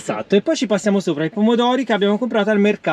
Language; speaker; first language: Italian; native; Italian